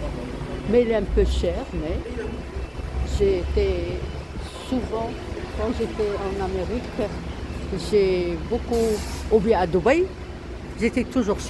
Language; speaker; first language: French; non-native, local second language; Arabic